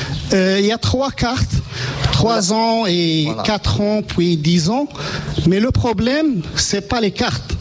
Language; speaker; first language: French; non-native, fluent; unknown